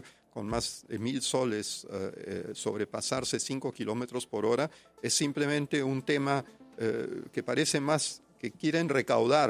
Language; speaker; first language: Spanish; non-native, fluent; German